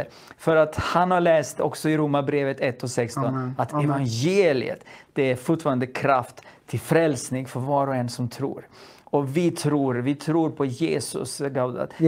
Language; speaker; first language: Swedish; non-native, fluent; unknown